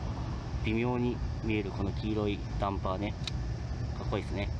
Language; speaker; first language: Japanese; native; Japanese